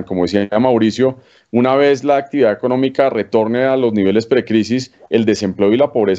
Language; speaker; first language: Spanish; native; Spanish